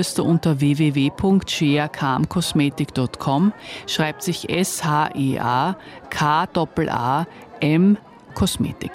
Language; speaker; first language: German; native; German